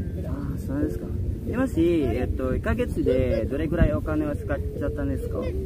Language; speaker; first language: Japanese; non-native, learner; Indonesian